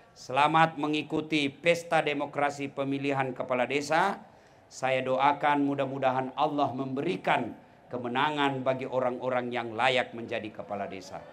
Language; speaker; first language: Indonesian; non-native, local second language; Buginese